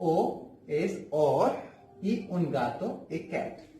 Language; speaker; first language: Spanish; non-native, learner; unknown